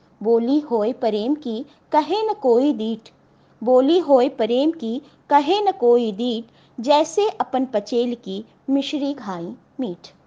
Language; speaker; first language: Hindi; native; Hindi